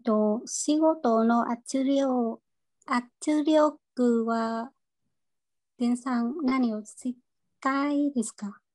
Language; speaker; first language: Japanese; non-native, learner; Vietnamese